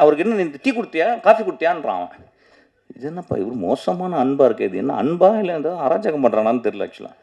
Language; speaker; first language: Tamil; native; Tamil